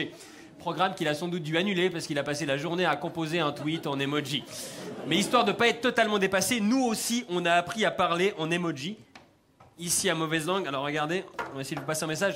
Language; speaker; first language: French; native; French